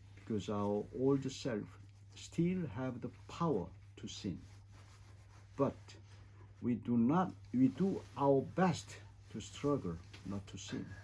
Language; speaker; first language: English; non-native, fluent; Korean